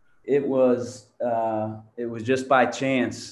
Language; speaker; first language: English; native; English